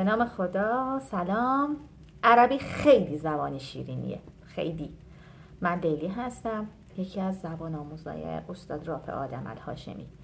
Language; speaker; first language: Persian; native; Persian